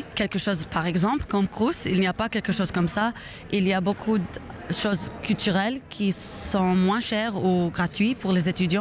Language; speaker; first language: French; non-native, learner; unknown